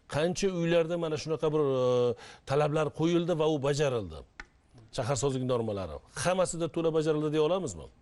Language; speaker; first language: Uzbek; native; Uzbek